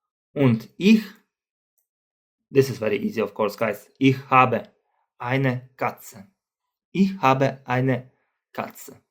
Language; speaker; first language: German; non-native, fluent; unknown